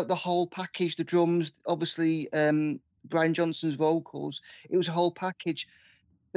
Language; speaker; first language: English; native; English